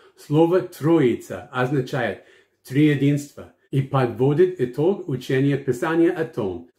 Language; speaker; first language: Russian; non-native, fluent; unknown